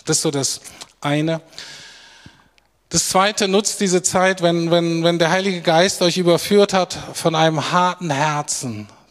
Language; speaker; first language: German; native; German